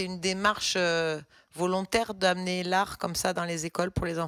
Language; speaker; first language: French; native; French